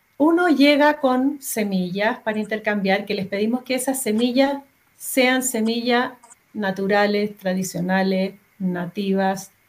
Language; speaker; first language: Spanish; native; Spanish